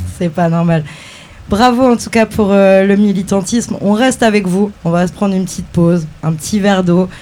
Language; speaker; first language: French; native; French